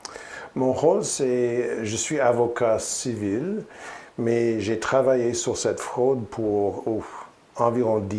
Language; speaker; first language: French; non-native, learner; English